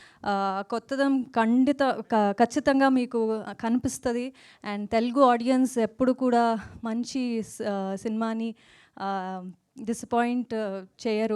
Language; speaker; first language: Telugu; non-native, fluent; Kannada